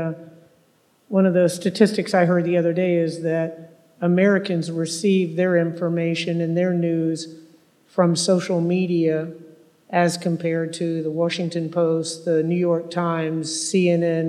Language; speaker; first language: English; native; English